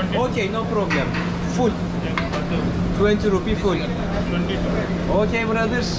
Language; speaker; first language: English; non-native, learner; Turkish